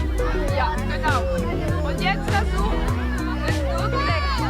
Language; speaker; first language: German; non-native, fluent; French